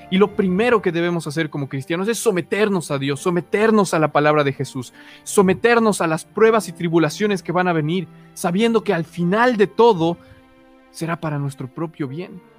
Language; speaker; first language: Spanish; native; Spanish